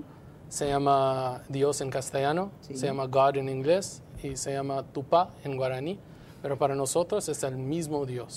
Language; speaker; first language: Spanish; non-native, fluent; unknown